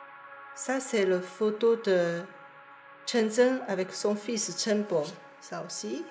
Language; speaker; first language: French; non-native, fluent; Chinese